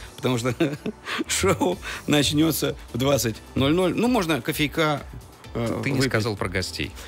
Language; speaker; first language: Russian; native; Russian